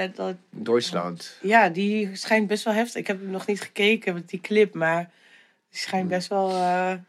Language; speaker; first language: Dutch; native; Dutch